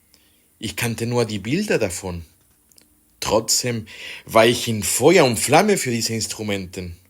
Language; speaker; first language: German; non-native, fluent; Spanish